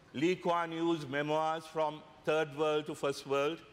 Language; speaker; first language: English; non-native, local second language; Sinhala